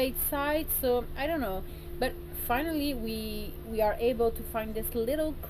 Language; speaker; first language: English; non-native, learner; French